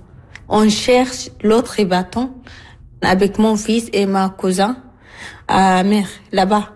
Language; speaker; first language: French; non-native, learner; Arabic